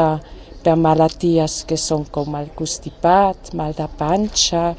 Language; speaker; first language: Catalan; non-native, fluent; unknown